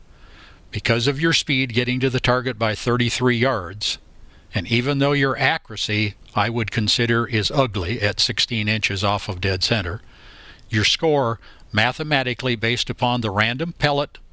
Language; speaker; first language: English; native; English